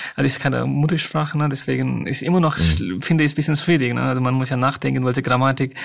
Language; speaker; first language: German; non-native, fluent; Nepali